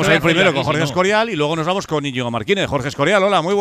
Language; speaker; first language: Spanish; native; Spanish